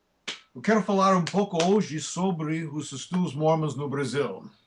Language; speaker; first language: Portuguese; non-native, fluent; English